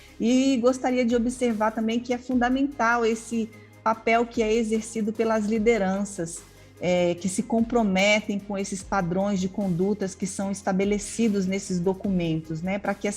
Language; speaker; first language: Portuguese; native; Portuguese